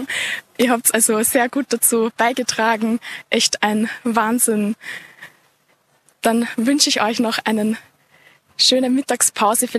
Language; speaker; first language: German; native; German